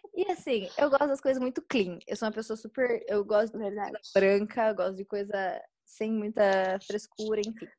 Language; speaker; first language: Portuguese; native; Portuguese